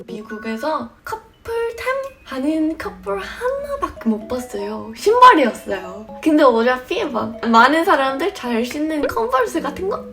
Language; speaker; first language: Korean; non-native, fluent; English